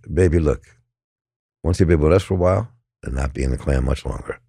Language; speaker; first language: English; native; English